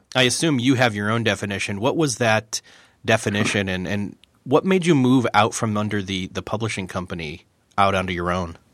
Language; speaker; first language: English; native; English